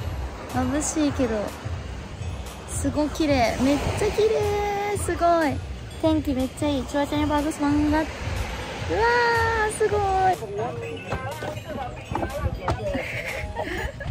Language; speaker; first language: Japanese; native; Japanese